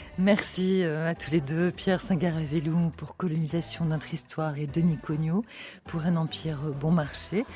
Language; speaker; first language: French; native; French